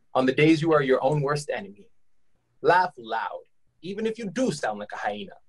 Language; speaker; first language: English; native; English